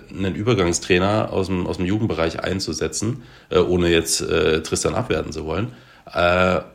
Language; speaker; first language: German; native; German